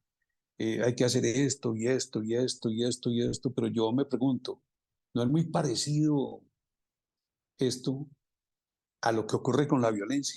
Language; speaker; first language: Spanish; native; Spanish